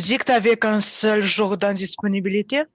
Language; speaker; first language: French; non-native, fluent; Russian